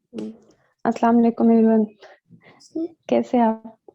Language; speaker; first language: Hindi; non-native, local second language; Pashto